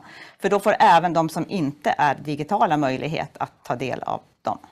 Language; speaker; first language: Swedish; native; Swedish